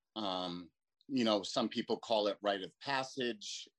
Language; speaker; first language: English; native; English